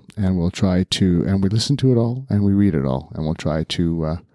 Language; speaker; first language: English; native; English